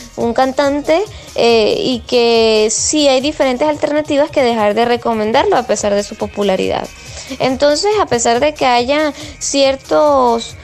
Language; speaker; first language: Spanish; native; Spanish